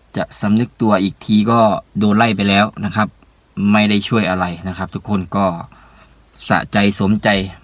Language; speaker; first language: Thai; native; Thai